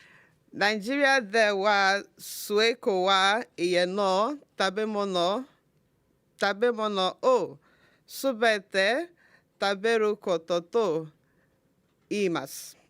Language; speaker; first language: Japanese; non-native, learner; Igbo